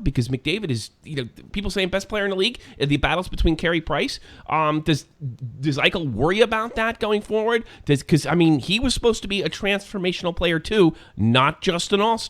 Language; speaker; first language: English; native; English